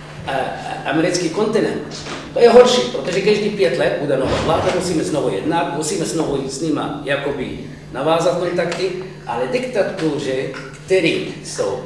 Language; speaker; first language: Czech; non-native, fluent; Arabic